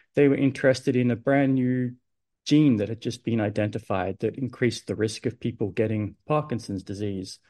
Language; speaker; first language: English; native; English